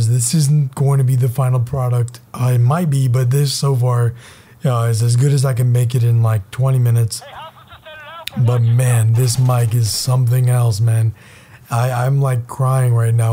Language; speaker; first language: English; native; English